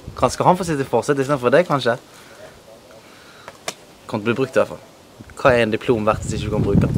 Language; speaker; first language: Norwegian; native; Norwegian